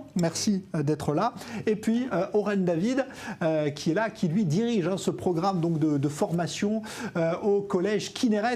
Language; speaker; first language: French; native; French